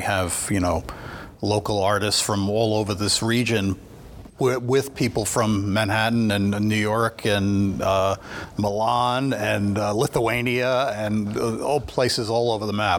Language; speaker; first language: English; native; English